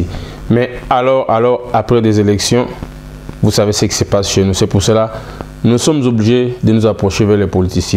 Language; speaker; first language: French; non-native, local second language; Lingala